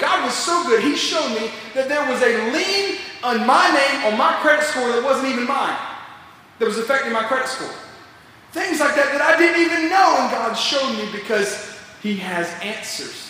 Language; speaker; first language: English; native; English